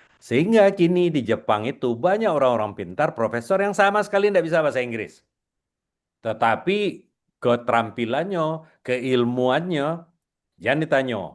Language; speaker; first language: Indonesian; non-native, local second language; Minangkabau